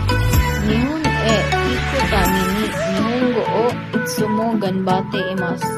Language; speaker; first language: Japanese; non-native, learner; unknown